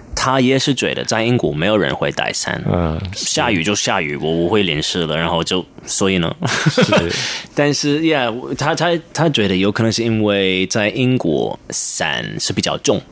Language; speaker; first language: Chinese; non-native, learner; English